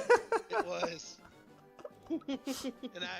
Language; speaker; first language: English; native; English